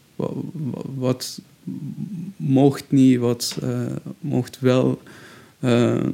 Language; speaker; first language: Dutch; non-native, fluent; Persian